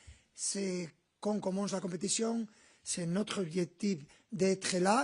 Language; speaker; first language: French; non-native, fluent; Spanish